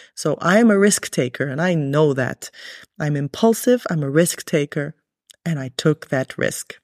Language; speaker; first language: English; early bilingual, other home language; Arabic